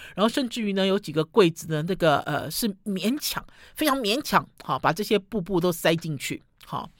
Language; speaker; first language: Chinese; native; Chinese